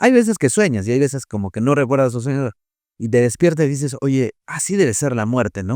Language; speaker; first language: Spanish; native; Spanish